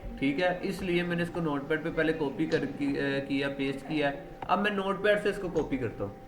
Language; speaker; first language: Urdu; non-native, local second language; Punjabi